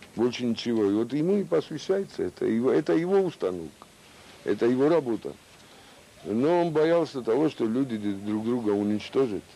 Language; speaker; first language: Russian; non-native, local second language; Georgian